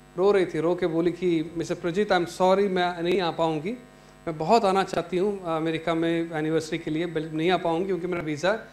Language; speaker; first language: Hindi; non-native, local second language; Malayalam